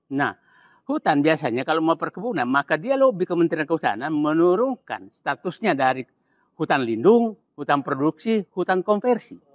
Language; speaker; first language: Indonesian; non-native, local second language; Buginese